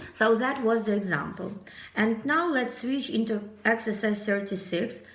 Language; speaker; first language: English; non-native, fluent; Ukrainian